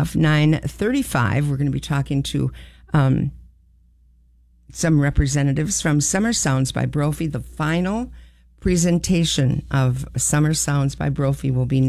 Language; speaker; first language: English; native; English